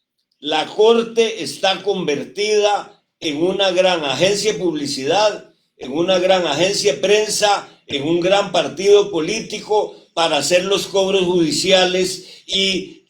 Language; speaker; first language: Spanish; native; Spanish